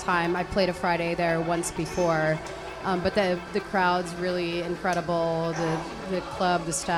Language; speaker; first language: English; non-native, local second language; Hiligaynon